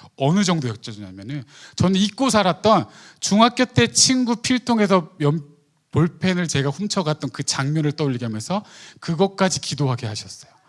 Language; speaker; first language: Korean; native; Korean